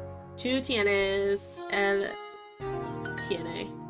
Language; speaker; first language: Spanish; non-native, learner; English